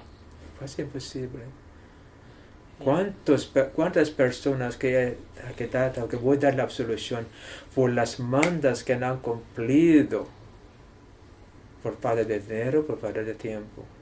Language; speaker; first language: Spanish; non-native, learner; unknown